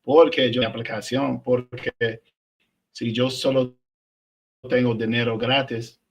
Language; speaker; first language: Spanish; non-native, learner; English